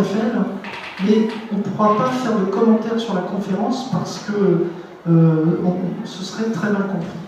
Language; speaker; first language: French; native; French